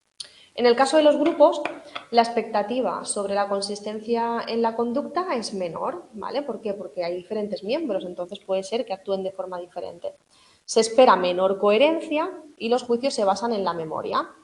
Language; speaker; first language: Spanish; native; Spanish